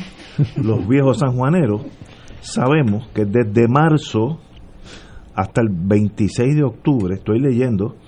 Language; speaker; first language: Spanish; native; Spanish